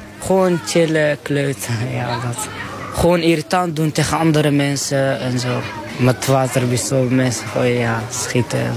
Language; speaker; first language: Dutch; non-native, learner; Arabic